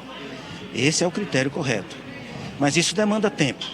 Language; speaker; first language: Portuguese; native; Portuguese